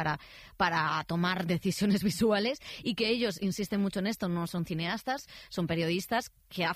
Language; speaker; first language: Spanish; native; Spanish